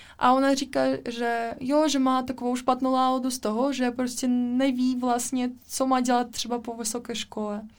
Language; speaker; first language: Czech; non-native, fluent; Russian